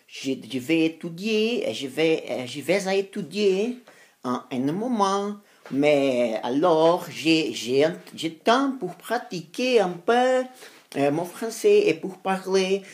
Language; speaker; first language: French; non-native, learner; Spanish